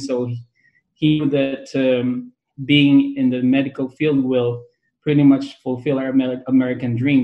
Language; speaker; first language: English; non-native, local second language; Pangasinan